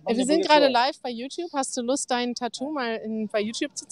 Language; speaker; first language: German; native; German